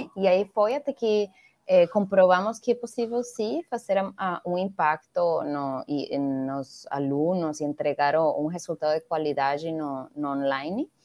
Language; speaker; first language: Portuguese; non-native, fluent; Spanish